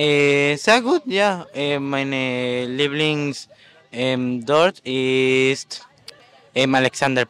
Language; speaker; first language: German; non-native, learner; Spanish